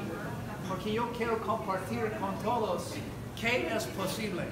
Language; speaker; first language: Spanish; non-native, learner; English